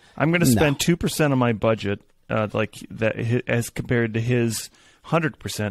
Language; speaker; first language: English; native; English